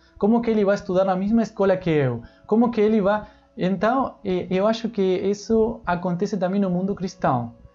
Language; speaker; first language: Portuguese; non-native, fluent; Spanish